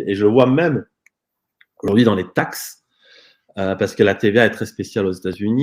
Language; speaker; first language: French; native; French